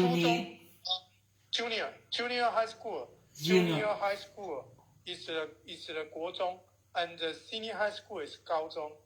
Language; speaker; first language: English; non-native, learner; Chinese